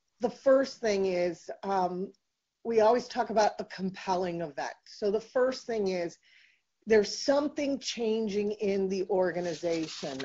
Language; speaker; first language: English; native; English